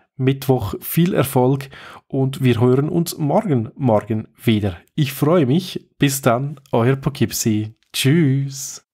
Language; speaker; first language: German; native; German